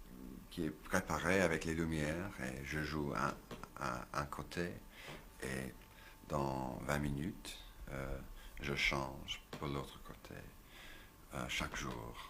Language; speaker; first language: French; non-native, learner; English